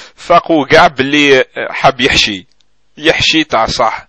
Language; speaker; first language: French; non-native, local second language; Arabic